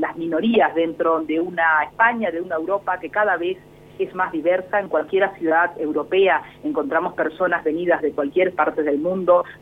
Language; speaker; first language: Spanish; native; Spanish